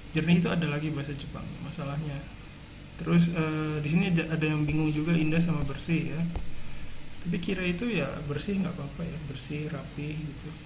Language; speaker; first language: Indonesian; native; Indonesian